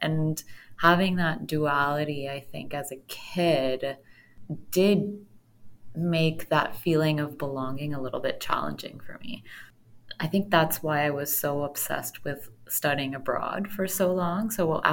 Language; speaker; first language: English; native; English